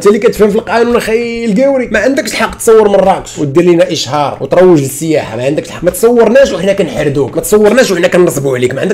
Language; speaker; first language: Arabic; native; Arabic